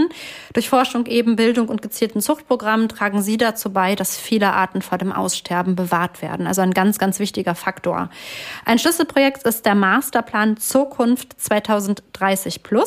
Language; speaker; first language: German; native; German